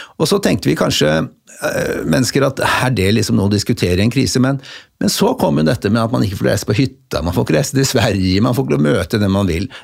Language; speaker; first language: Norwegian; native; Norwegian